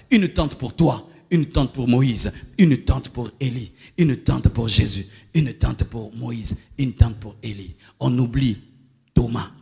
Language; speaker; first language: French; non-native, local second language; Lingala